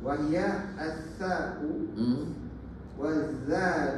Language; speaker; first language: Arabic; non-native, learner; Malay